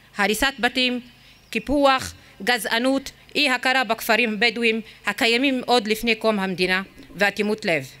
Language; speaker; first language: Hebrew; non-native, local second language; Arabic